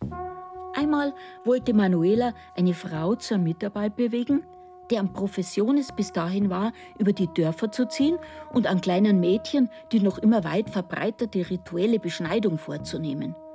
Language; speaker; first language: German; native; German